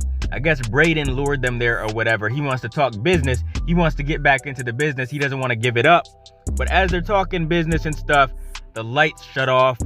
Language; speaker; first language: English; native; English